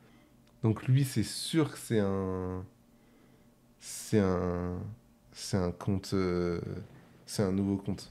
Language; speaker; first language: French; native; French